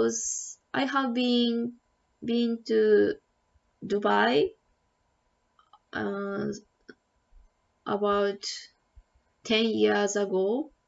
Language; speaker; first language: English; non-native, learner; Japanese